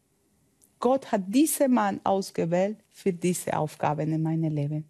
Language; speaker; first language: German; non-native, learner; Spanish